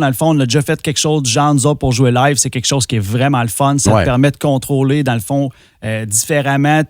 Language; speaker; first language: French; native; French